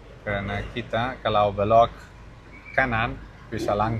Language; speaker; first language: Indonesian; non-native, learner; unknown